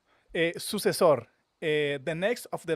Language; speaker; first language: English; non-native, learner; Spanish